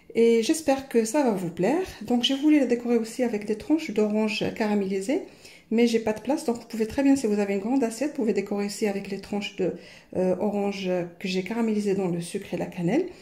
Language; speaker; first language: French; non-native, local second language; Arabic